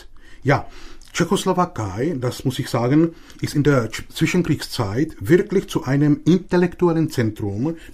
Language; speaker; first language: German; non-native, fluent; Czech